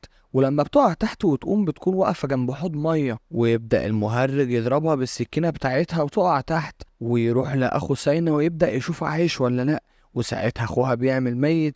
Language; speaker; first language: Arabic; native; Arabic